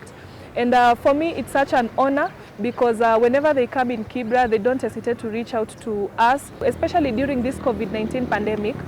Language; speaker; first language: English; non-native, local second language; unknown